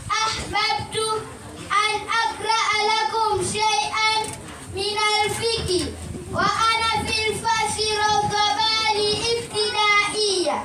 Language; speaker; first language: Arabic; non-native, learner; Swahili